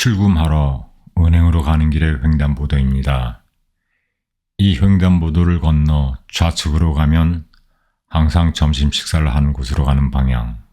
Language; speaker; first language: Korean; native; Korean